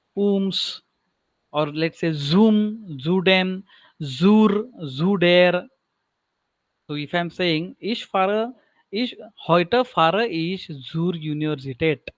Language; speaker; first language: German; non-native, learner; Marathi